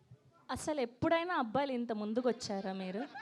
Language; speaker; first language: Telugu; native; Telugu